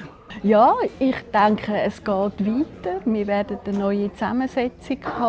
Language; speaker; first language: German; native; German